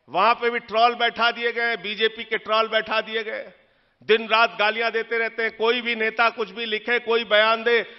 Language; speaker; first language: Hindi; native; Hindi